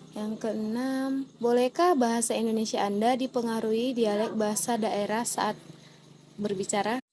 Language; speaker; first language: Indonesian; native; Indonesian